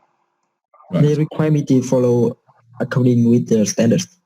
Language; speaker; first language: English; non-native, learner; Vietnamese